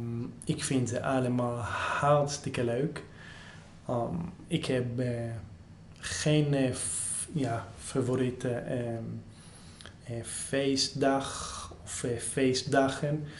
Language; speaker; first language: Dutch; non-native, fluent; Hebrew